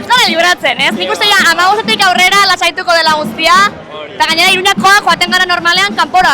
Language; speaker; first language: Basque; native; Basque